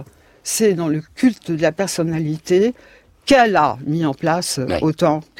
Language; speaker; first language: French; native; French